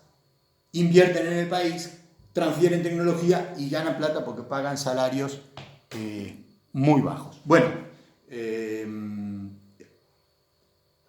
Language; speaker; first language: Spanish; native; Spanish